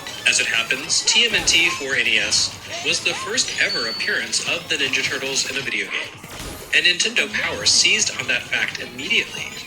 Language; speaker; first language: English; native; English